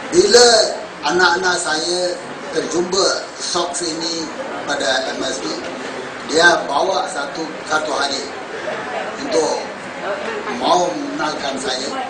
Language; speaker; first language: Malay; non-native, local second language; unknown